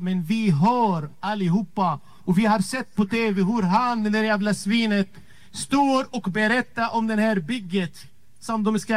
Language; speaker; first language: Swedish; non-native, fluent; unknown